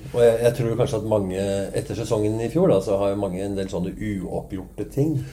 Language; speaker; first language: Norwegian; native; Norwegian